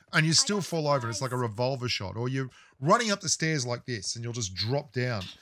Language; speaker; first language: English; native; English